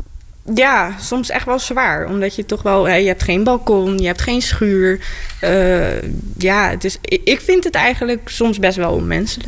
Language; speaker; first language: Dutch; native; Dutch